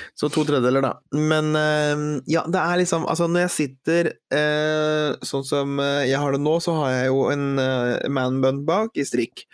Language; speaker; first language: Norwegian; native; Norwegian